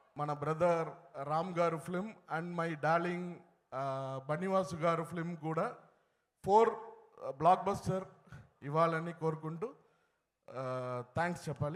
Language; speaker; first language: Telugu; non-native, learner; Tamil